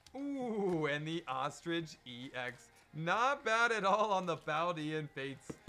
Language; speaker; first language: English; native; English